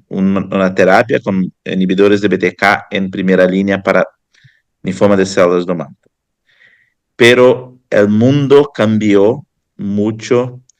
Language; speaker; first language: Spanish; non-native, fluent; Portuguese